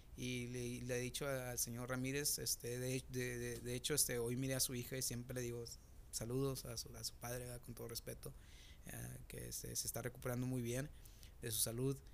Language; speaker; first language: Spanish; native; Spanish